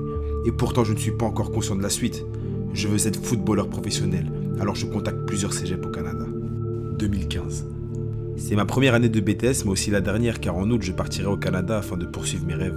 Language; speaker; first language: French; native; French